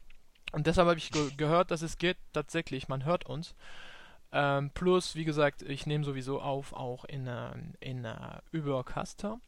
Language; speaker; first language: German; non-native, fluent; French